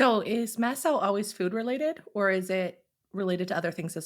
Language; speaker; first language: English; native; English